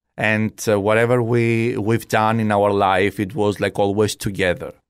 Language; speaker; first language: English; non-native, fluent; Greek